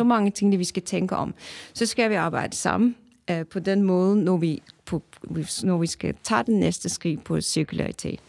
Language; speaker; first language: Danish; non-native, fluent; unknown